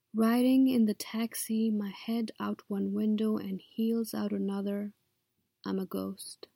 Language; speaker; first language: English; non-native, local second language; Nepali